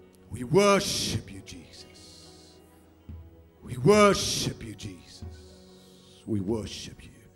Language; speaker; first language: English; non-native, local second language; Afrikaans